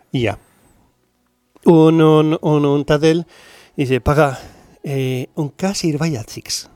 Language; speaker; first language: Latvian; non-native, learner; Spanish